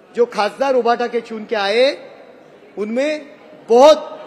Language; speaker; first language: Hindi; non-native, local second language; Marathi